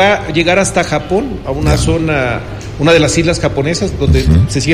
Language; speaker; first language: Spanish; native; Spanish